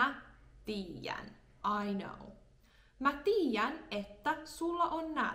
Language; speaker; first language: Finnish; non-native, fluent; English